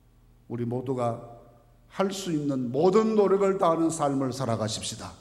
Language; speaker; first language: Korean; native; Korean